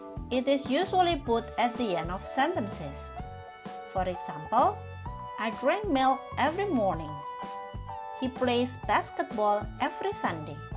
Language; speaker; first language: English; non-native, fluent; Indonesian